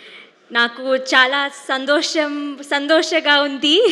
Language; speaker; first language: Telugu; non-native, learner; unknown